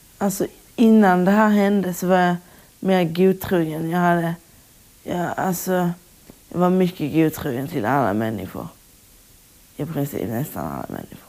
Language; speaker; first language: Swedish; native; Swedish